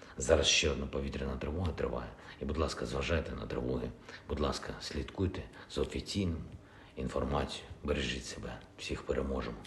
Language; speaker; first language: Ukrainian; non-native, local second language; Russian